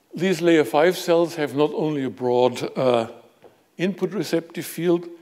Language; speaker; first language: English; non-native, fluent; German